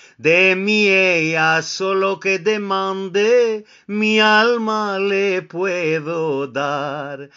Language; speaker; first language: Spanish; early bilingual, heritage; Ladino